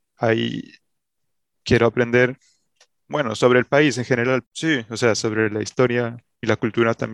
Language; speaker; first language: Spanish; early bilingual, heritage; Spanish